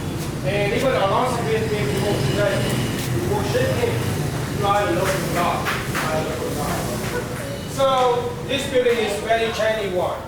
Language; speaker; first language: English; non-native, fluent; Vietnamese